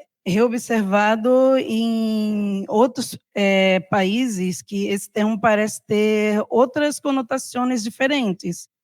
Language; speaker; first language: Portuguese; non-native, learner; Spanish